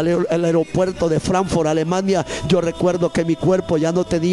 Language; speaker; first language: Spanish; native; Spanish